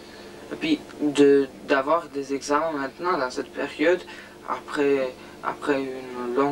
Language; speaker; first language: French; non-native, fluent; Romanian